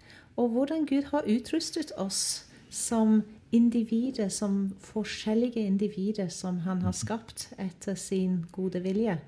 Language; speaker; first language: Norwegian; non-native, fluent; English